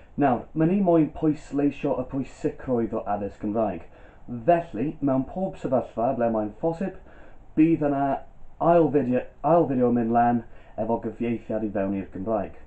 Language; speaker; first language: Welsh; non-native, local second language; English